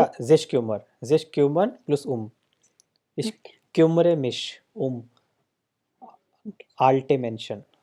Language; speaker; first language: German; non-native, fluent; Hindi